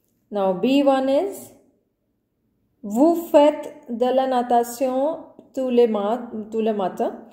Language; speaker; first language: French; non-native, fluent; Punjabi